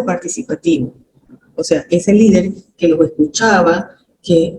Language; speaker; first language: Spanish; native; Spanish